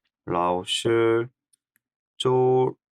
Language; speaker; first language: Chinese; non-native, learner; Korean